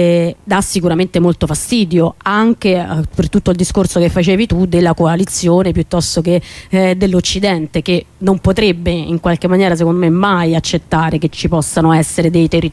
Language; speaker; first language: Italian; native; Italian